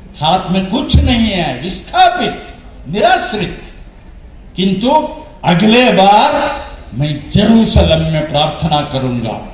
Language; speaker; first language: Hindi; non-native, local second language; Konkani